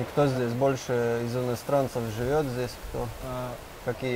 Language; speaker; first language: Russian; non-native, local second language; Latvian